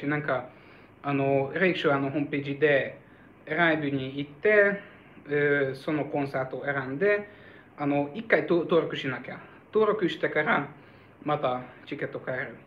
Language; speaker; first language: Japanese; non-native, fluent; Hungarian